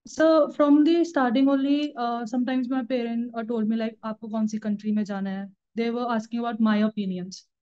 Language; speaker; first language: Hindi; native; Hindi